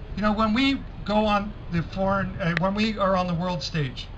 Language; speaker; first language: English; native; English